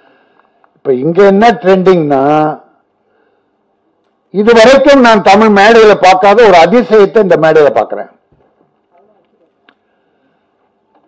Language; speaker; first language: Tamil; native; Tamil